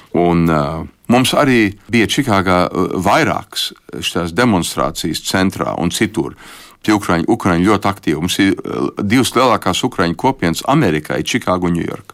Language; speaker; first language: Latvian; early bilingual, heritage; Latvian